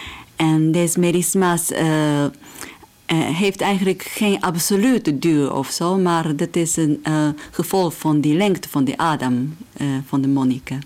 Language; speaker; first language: Dutch; non-native, fluent; Japanese